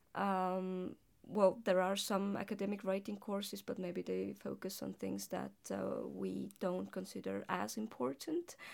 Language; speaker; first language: English; non-native, fluent; Estonian